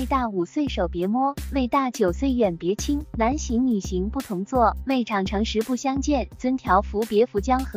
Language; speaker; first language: Chinese; native; Chinese